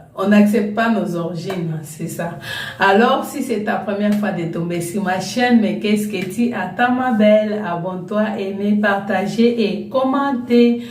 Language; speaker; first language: French; non-native, local second language; Lingala